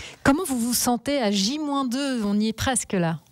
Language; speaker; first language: French; native; French